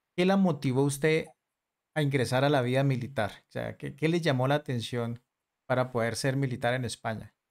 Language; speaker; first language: Spanish; native; Spanish